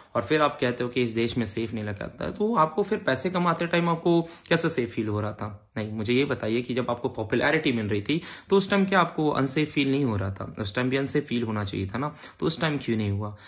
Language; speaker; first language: Hindi; native; Hindi